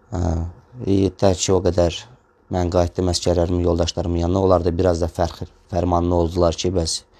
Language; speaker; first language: Azerbaijani; non-native, local second language; Russian